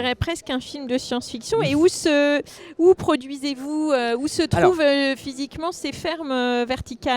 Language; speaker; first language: French; native; French